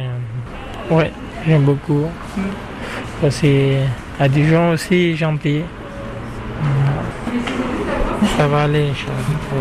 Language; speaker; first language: French; non-native, learner; Pashto